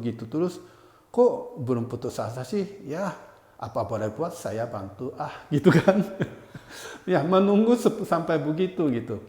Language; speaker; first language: Indonesian; non-native, fluent; Japanese